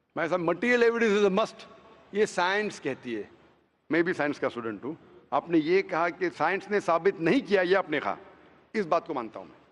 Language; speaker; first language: Hindi; non-native, local second language; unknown